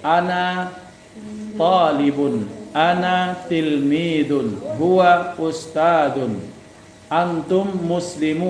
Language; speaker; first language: Arabic; non-native, fluent; Indonesian